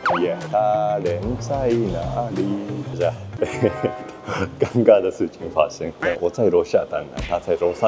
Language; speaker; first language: Chinese; non-native, fluent; Japanese